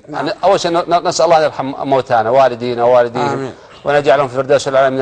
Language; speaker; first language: Arabic; native; Arabic